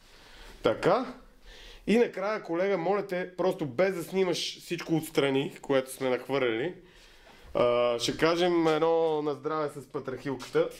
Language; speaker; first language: Bulgarian; native; Bulgarian